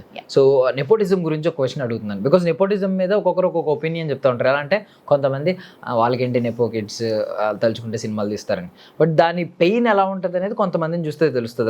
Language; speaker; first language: Telugu; native; Telugu